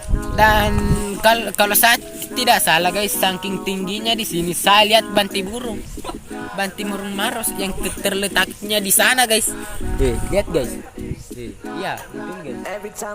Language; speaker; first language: Indonesian; non-native, local second language; Buginese